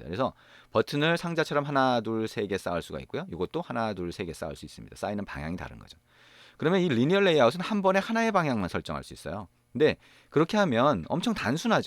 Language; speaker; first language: Korean; native; Korean